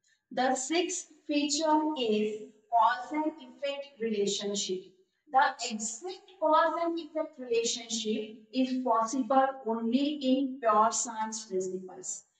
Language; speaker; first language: English; non-native, local second language; Hindi